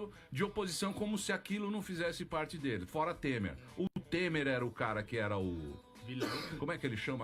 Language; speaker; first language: Portuguese; native; Portuguese